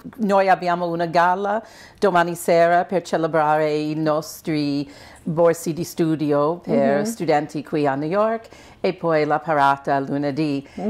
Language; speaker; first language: Italian; non-native, fluent; English